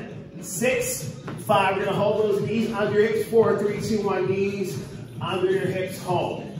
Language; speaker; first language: English; native; English